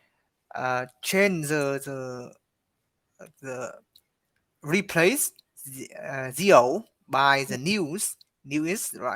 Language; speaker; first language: English; non-native, learner; Vietnamese